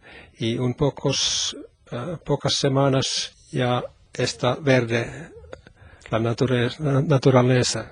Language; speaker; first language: Spanish; non-native, learner; Finnish